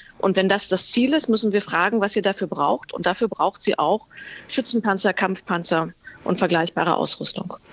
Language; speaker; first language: German; native; German